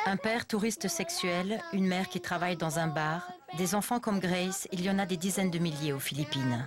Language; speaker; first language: French; native; French